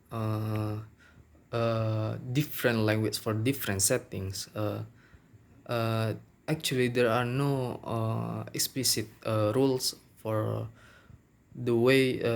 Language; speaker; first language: English; non-native, local second language; Minangkabau